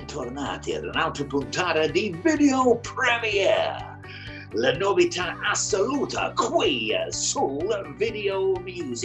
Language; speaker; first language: Italian; native; Italian